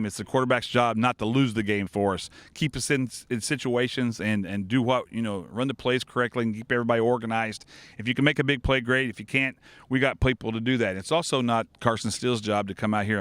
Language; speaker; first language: English; native; English